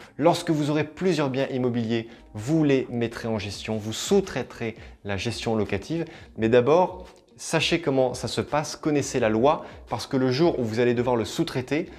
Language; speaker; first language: French; native; French